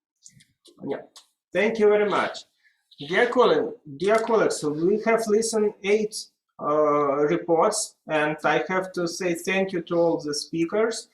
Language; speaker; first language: English; non-native, fluent; Russian